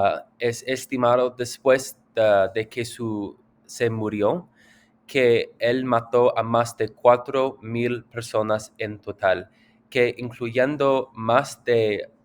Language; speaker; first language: Spanish; non-native, learner; English